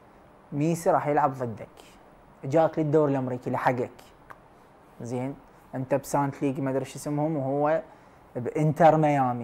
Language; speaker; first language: Arabic; native; Arabic